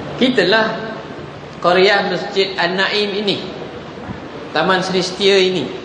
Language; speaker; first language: Malay; non-native, local second language; Javanese